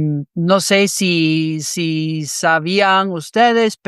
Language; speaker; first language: Spanish; non-native, fluent; English